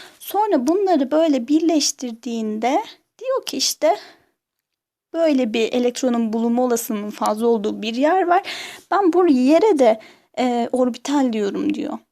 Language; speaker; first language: Turkish; native; Turkish